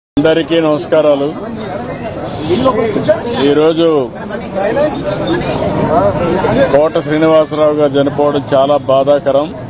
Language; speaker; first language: Telugu; native; Telugu